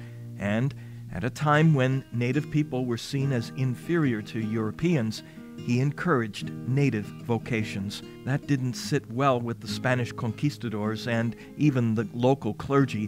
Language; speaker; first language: English; native; English